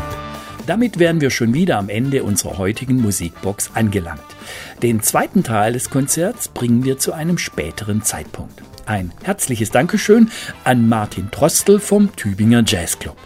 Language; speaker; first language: German; native; German